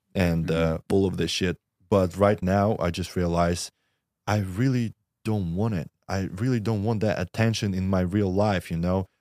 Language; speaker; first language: English; non-native, learner; Russian